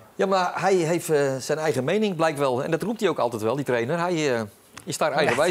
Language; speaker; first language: Dutch; native; Dutch